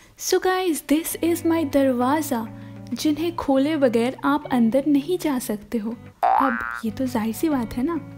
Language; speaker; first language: Hindi; non-native, local second language; Bangla